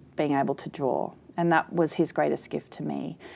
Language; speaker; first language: English; native; English